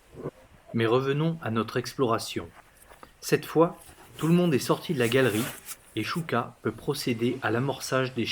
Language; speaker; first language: French; native; French